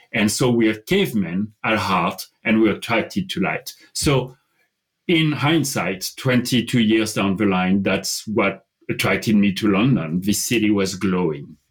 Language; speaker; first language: English; non-native, fluent; French